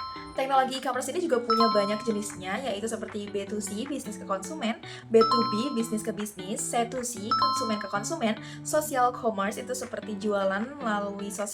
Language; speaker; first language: Indonesian; native; Indonesian